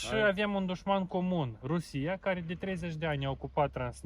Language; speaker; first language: Romanian; native; Romanian